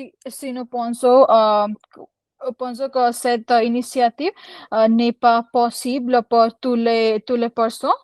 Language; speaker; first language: French; non-native, learner; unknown